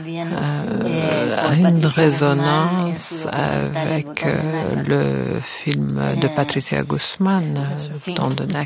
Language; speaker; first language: French; non-native, fluent; Spanish